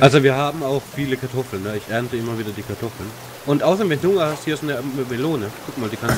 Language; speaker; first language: German; native; German